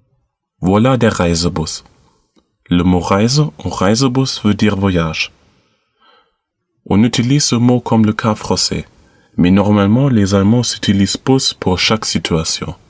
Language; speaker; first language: French; non-native, learner; German